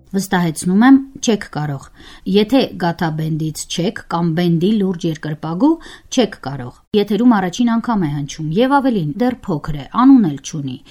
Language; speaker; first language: Armenian; native; Armenian